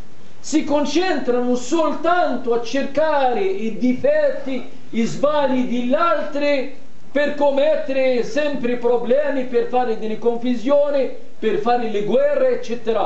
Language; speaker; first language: Italian; non-native, fluent; Arabic